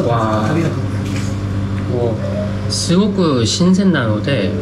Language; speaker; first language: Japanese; non-native, learner; Korean